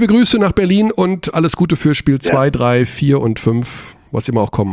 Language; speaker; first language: German; native; German